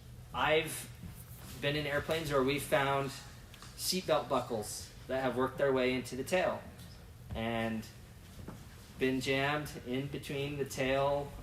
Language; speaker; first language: English; native; English